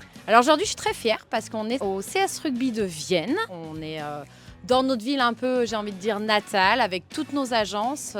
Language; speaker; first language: French; native; French